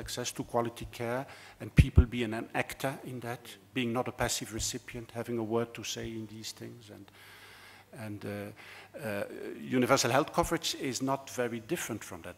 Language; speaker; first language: English; non-native, fluent; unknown